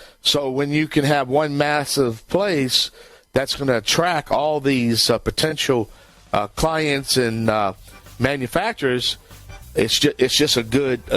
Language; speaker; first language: English; native; English